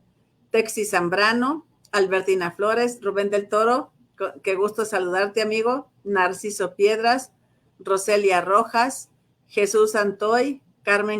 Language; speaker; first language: Spanish; native; Spanish